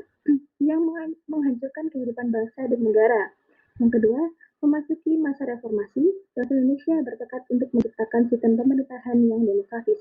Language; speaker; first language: Indonesian; native; Indonesian